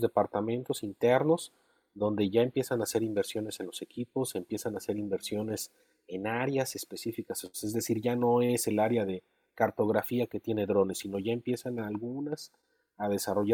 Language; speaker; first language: Spanish; native; Spanish